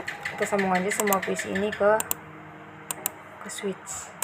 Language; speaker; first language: Indonesian; native; Indonesian